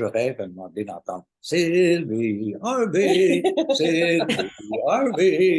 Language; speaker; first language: French; native; French